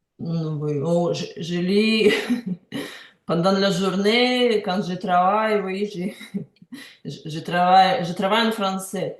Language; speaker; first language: French; non-native, learner; Ukrainian